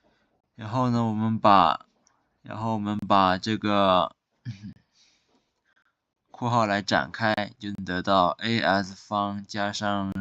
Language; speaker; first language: Chinese; native; Chinese